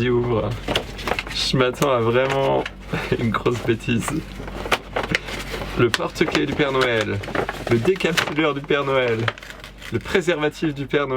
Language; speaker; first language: French; native; French